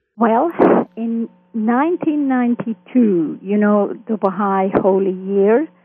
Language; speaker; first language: English; early bilingual, other home language; Hungarian